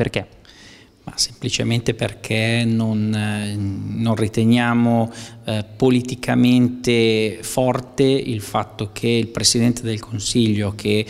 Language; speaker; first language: Italian; native; Italian